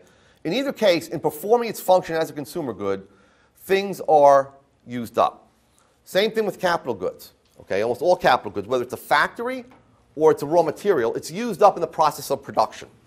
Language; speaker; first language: English; native; English